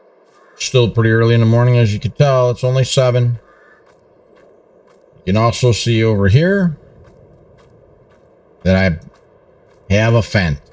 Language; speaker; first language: English; native; English